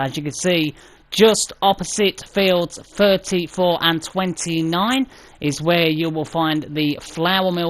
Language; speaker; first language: English; native; English